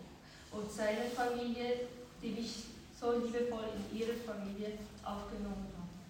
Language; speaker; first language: German; early bilingual, other home language; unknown